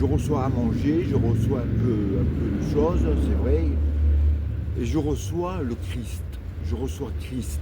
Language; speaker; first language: French; native; French